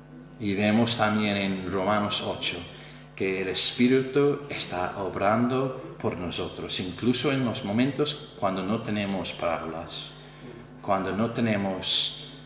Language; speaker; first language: Spanish; non-native, fluent; English